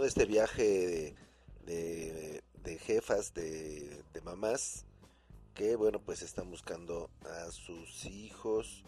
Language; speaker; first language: Spanish; native; Spanish